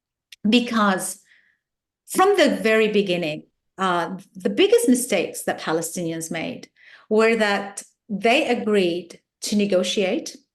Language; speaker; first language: English; non-native, fluent; Arabic